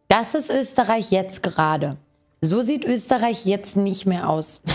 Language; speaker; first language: German; native; German